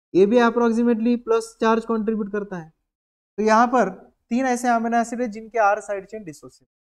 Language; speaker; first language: Hindi; native; Hindi